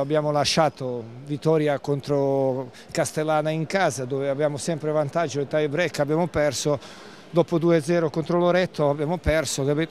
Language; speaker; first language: Italian; non-native, learner; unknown